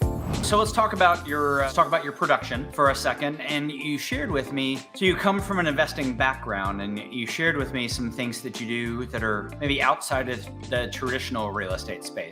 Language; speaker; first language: English; native; English